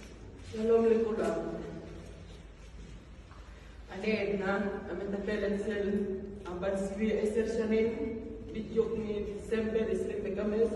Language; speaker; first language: Hebrew; non-native, learner; Filipino